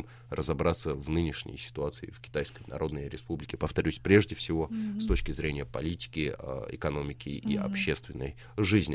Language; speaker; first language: Russian; native; Russian